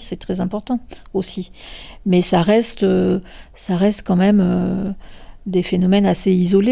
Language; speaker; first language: French; native; French